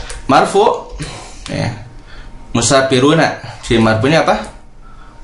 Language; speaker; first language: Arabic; non-native, fluent; Indonesian